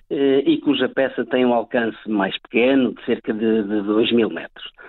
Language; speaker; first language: Portuguese; native; Portuguese